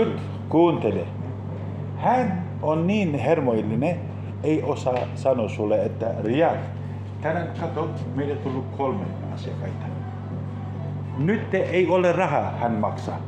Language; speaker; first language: Finnish; non-native, fluent; Turkish